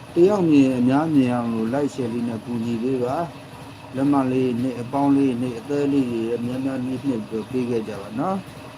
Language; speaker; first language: Burmese; native; Burmese